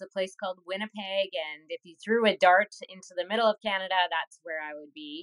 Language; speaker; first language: English; native; English